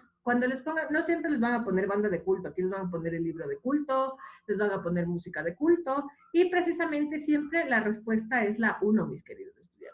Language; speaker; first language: Spanish; native; Spanish